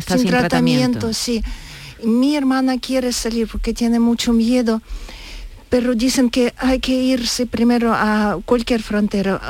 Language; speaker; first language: Spanish; non-native, learner; Ukrainian